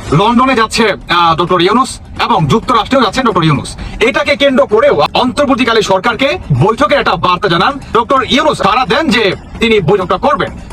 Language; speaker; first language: Bangla; native; Bangla